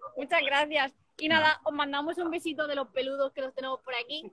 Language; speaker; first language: Spanish; native; Spanish